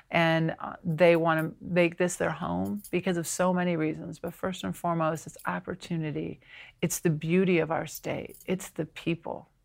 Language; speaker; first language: English; native; English